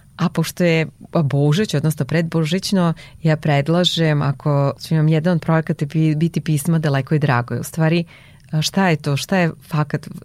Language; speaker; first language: Serbian; non-native, local second language; Hungarian